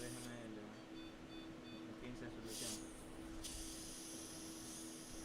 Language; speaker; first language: Spanish; native; Spanish